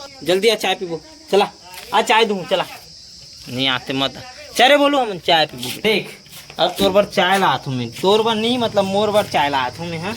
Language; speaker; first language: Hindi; non-native, local second language; Chhattisgarhi